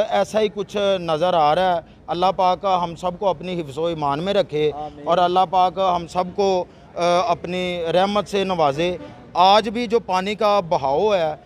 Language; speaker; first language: Urdu; non-native, local second language; Punjabi